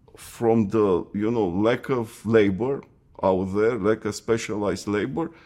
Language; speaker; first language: English; non-native, fluent; Romanian